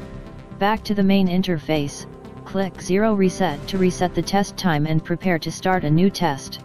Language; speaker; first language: English; non-native, fluent; Chinese